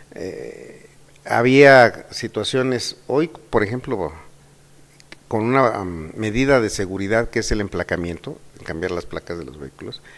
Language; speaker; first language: Spanish; native; Spanish